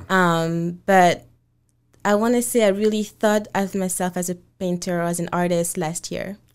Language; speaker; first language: English; non-native, fluent; French